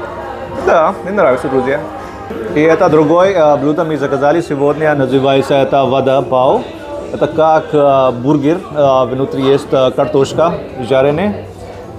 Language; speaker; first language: Russian; non-native, learner; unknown